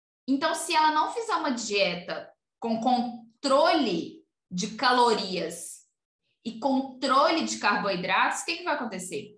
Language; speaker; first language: Portuguese; native; Portuguese